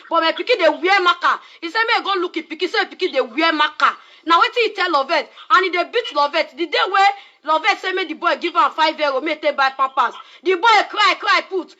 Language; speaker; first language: Nigerian Pidgin; non-native, local second language; Yoruba